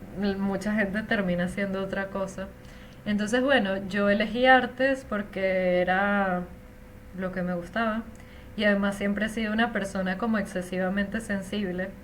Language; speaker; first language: Spanish; native; Spanish